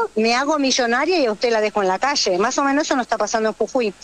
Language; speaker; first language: Spanish; native; Spanish